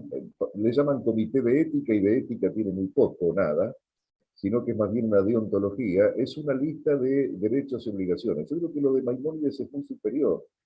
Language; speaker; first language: Spanish; native; Spanish